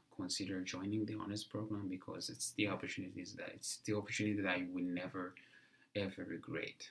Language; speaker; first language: English; non-native, local second language; Kinyarwanda